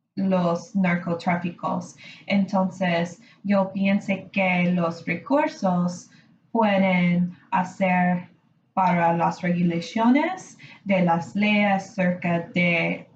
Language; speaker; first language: Spanish; non-native, learner; English